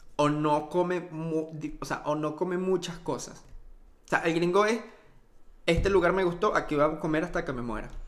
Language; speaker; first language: Spanish; native; Spanish